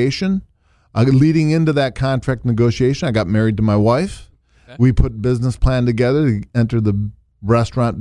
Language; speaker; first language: English; native; English